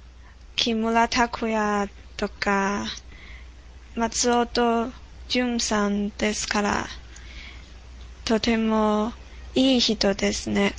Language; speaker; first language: Japanese; non-native, learner; English